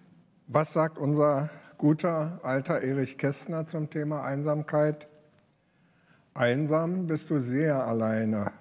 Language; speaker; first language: German; native; German